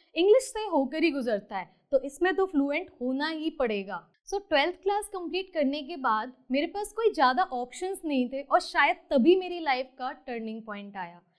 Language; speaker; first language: Hindi; native; Hindi